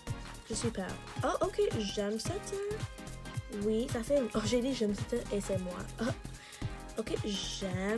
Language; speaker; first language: French; non-native, learner; English